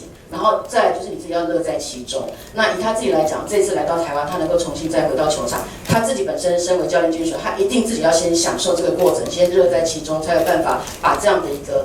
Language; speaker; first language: Chinese; native; Chinese